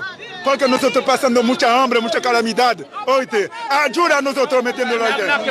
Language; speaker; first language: Spanish; non-native, learner; Haitian Creole